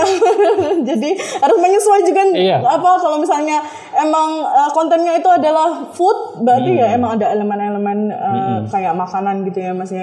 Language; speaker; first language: Indonesian; native; Indonesian